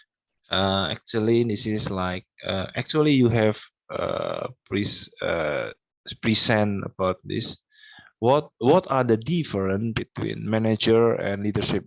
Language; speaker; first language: English; non-native, local second language; Indonesian